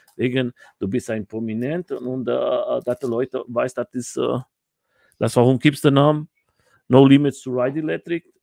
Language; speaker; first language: German; non-native, learner; Portuguese